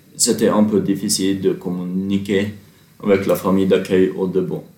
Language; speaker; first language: French; non-native, learner; Norwegian